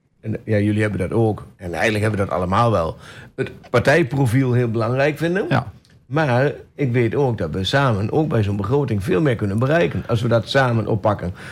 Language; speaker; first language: Dutch; native; Dutch